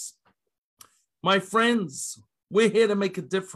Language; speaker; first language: English; native; English